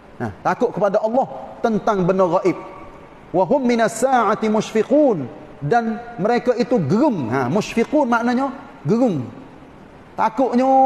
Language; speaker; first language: Malay; native; Malay